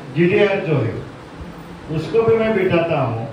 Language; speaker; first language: Hindi; non-native, local second language; Marathi